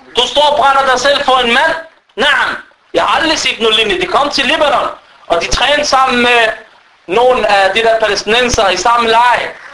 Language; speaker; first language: Danish; non-native, fluent; Arabic